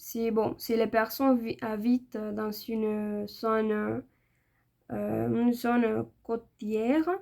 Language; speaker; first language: French; non-native, learner; Spanish